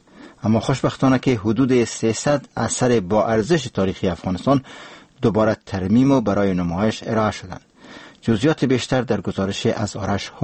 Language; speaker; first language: Persian; native; Persian